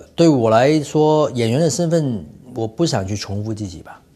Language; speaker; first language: Chinese; non-native, fluent; Cantonese